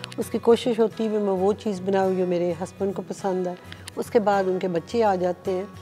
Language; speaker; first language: Urdu; early bilingual, heritage; Hindi